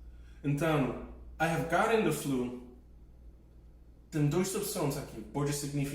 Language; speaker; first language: Portuguese; non-native, fluent; English